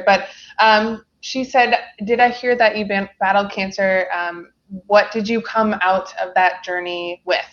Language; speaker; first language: English; native; English